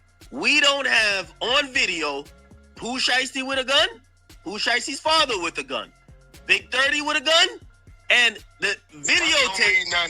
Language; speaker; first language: English; native; English